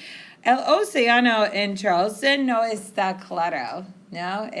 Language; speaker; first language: Spanish; non-native, fluent; English